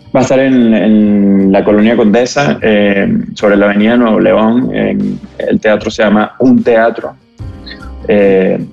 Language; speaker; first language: Spanish; native; Spanish